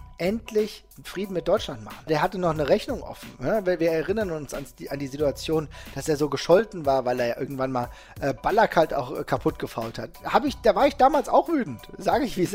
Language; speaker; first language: German; native; German